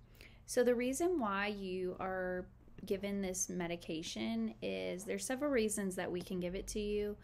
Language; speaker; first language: English; native; English